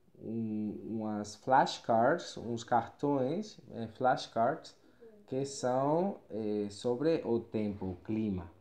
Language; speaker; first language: Portuguese; non-native, fluent; Spanish